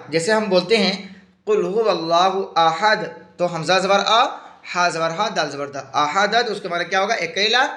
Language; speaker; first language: Urdu; native; Urdu